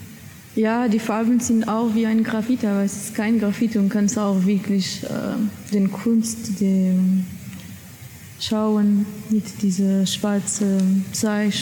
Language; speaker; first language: German; non-native, learner; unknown